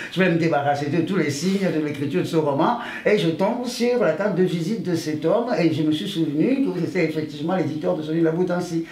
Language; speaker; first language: French; non-native, local second language; Ewe